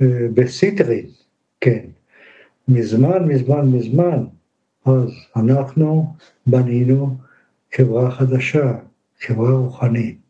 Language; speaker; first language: Hebrew; non-native, fluent; Russian